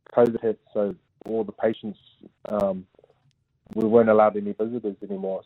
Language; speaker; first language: English; native; English